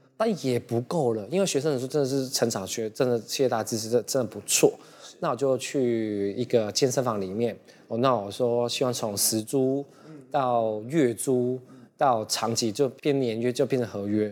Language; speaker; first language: Chinese; non-native, local second language; Cantonese